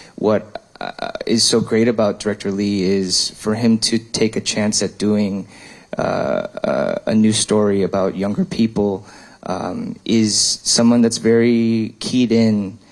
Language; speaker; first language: English; early bilingual, other home language; Korean